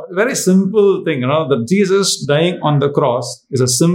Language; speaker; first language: English; non-native, local second language; Tamil